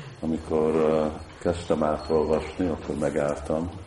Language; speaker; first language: Hungarian; early bilingual, heritage; Hungarian